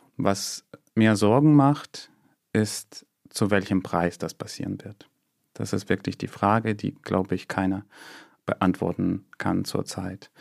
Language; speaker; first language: German; non-native, fluent; Russian